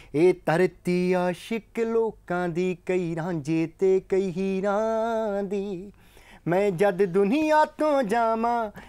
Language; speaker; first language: Punjabi; native; Punjabi